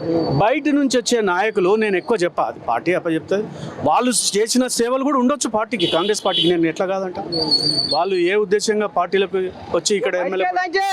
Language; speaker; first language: Telugu; native; Telugu